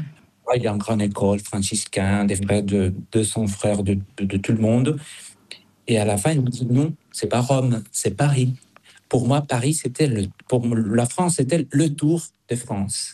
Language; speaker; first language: French; non-native, fluent; Spanish